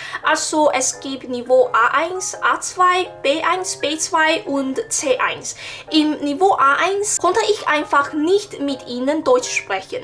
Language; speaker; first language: German; non-native, learner; Chinese